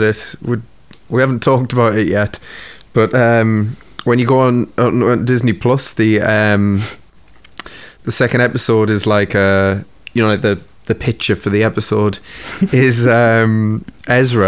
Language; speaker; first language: English; native; English